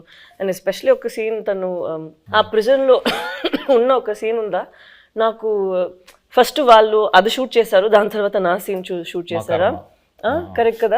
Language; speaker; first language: Telugu; non-native, fluent; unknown